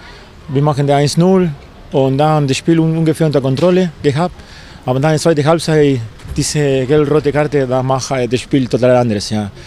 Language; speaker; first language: German; non-native, learner; Spanish